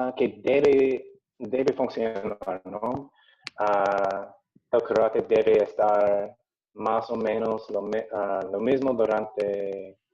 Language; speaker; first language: Spanish; non-native, learner; English